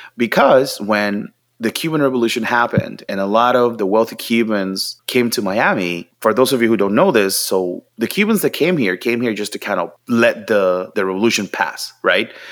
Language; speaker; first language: English; non-native, fluent; Spanish